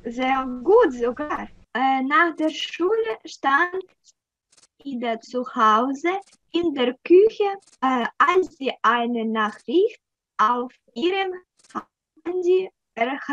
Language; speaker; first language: German; non-native, learner; Russian